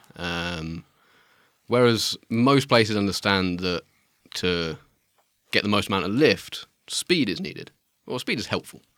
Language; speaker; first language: English; native; English